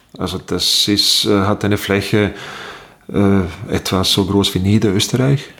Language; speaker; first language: German; non-native, fluent; Bosnian